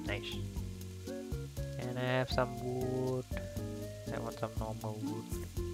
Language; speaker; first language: English; non-native, local second language; Malay